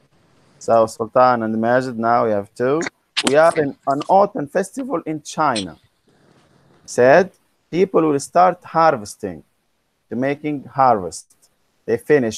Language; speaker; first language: English; non-native, fluent; Arabic